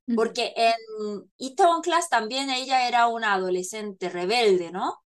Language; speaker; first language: Spanish; non-native, fluent; Korean